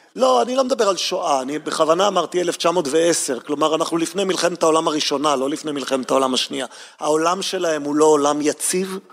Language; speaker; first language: Hebrew; native; Hebrew